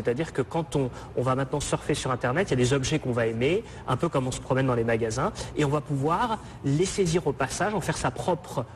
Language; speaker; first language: French; native; French